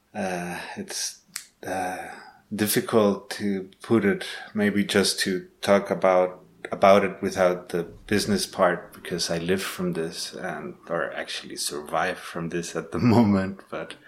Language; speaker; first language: English; non-native, learner; Spanish